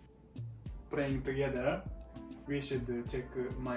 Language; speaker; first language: English; non-native, learner; Japanese